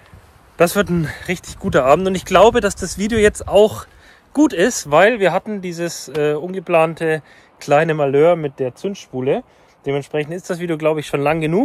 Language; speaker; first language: German; native; German